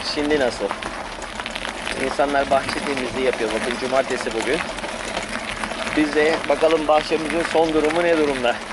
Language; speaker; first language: Turkish; early bilingual, heritage; Turkish